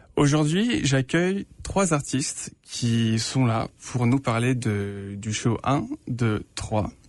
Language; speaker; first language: French; native; French